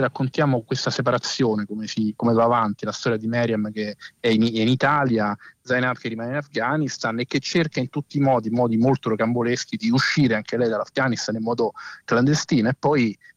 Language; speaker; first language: Italian; native; Italian